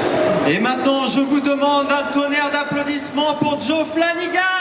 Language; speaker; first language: French; native; French